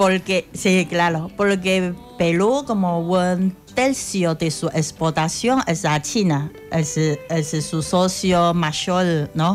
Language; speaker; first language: Spanish; non-native, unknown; Chinese